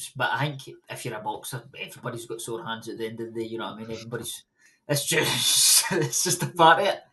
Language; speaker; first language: English; native; English